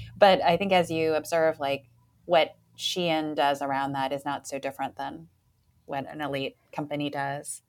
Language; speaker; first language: English; native; English